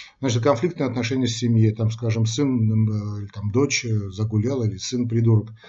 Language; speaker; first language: Russian; non-native, local second language; Armenian